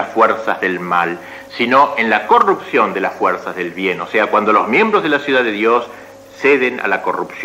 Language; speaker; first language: Spanish; native; Spanish